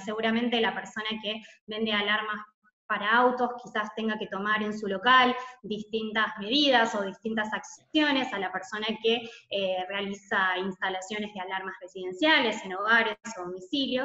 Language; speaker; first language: Spanish; native; Spanish